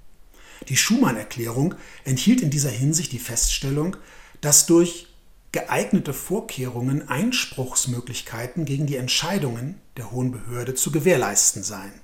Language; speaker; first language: German; native; German